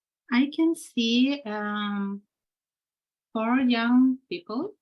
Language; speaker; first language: English; non-native, learner; Spanish